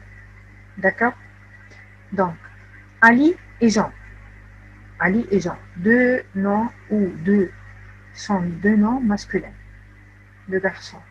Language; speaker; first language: French; non-native, fluent; Arabic